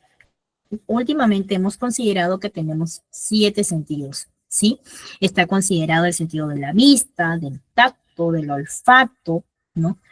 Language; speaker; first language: Spanish; native; Spanish